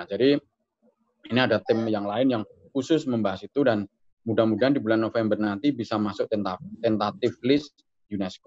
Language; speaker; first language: Indonesian; native; Indonesian